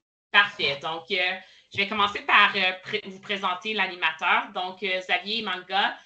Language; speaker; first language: French; native; French